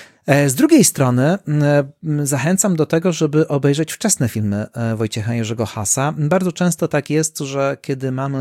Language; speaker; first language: Polish; native; Polish